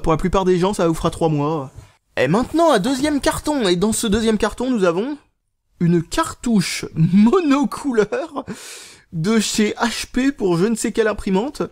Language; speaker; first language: French; native; French